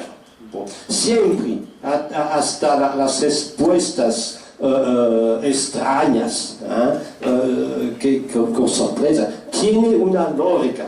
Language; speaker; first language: Portuguese; non-native, fluent; French